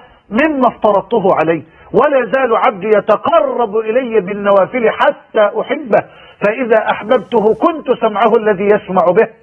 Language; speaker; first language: Arabic; native; Arabic